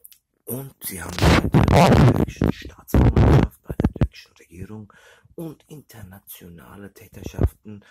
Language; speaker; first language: German; early bilingual, other home language; Turkish